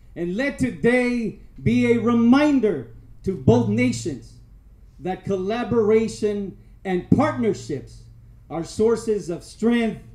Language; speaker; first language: English; early bilingual, other home language; Spanish